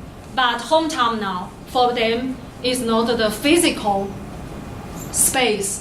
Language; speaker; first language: English; non-native, learner; Chinese